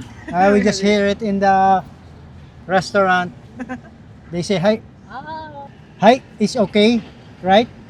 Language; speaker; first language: English; non-native, local second language; Filipino